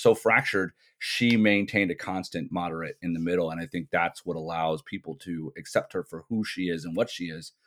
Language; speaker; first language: English; native; English